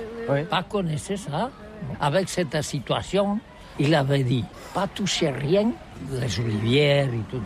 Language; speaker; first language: French; non-native, learner; Catalan